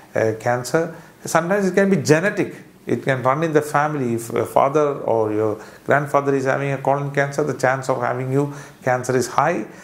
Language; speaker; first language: English; non-native, local second language; Malayalam